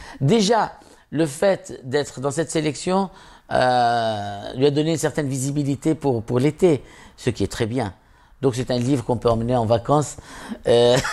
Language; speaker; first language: French; non-native, local second language; Arabic